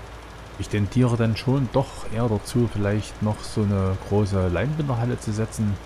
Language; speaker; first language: German; native; German